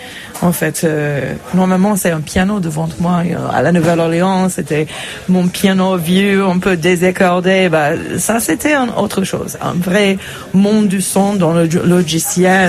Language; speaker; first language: French; non-native, fluent; English